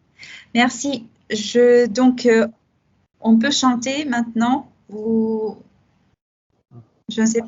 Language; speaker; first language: French; non-native, fluent; Russian